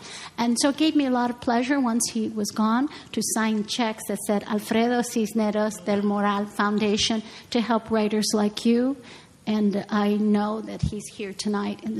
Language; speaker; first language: English; native; English